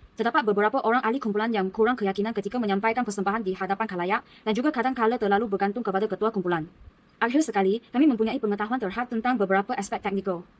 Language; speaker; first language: Malay; non-native, local second language; Chinese